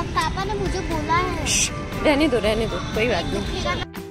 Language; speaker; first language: Hindi; native; Hindi